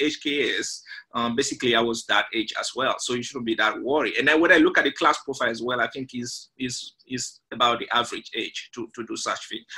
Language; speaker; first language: English; non-native, fluent; French